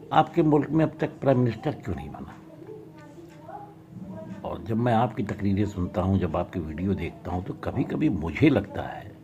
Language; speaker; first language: Hindi; native; Hindi